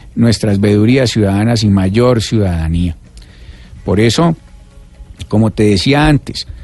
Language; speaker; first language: Spanish; native; Spanish